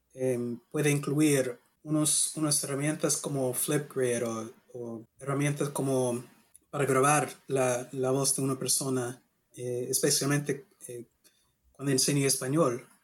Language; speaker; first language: Spanish; non-native, learner; English